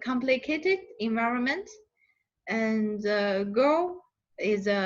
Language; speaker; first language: English; non-native, learner; Chinese